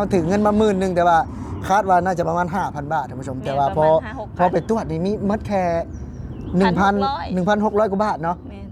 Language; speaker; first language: Lao; native; Lao